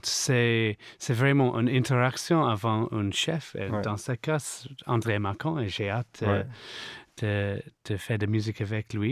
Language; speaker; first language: French; non-native, fluent; English